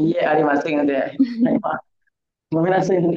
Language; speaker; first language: Japanese; non-native, learner; Indonesian